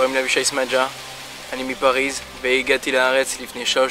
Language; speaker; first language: Hebrew; non-native, fluent; French